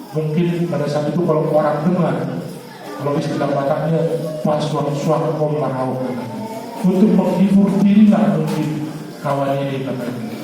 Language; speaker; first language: Indonesian; non-native, local second language; Batak Toba